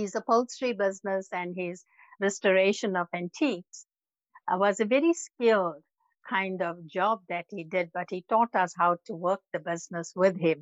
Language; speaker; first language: English; native; English